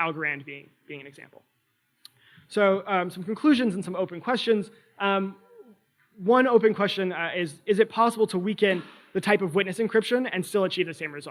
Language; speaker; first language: English; native; English